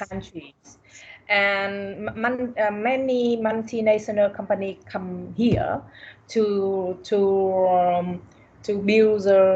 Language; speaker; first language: English; non-native, learner; Vietnamese